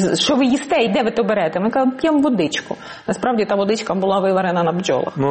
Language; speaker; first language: Ukrainian; native; Ukrainian